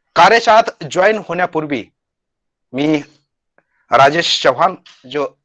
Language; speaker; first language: Hindi; non-native, local second language; Marathi